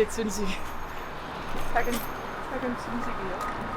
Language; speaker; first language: Korean; non-native, learner; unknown